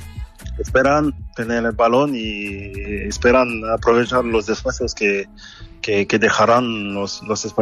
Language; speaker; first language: Spanish; non-native, fluent; French